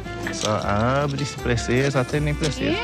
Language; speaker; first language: Portuguese; non-native, learner; English